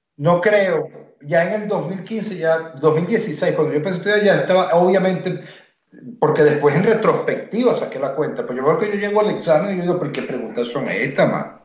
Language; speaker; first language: Spanish; native; Spanish